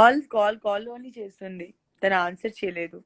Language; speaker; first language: Telugu; non-native, local second language; Gujarati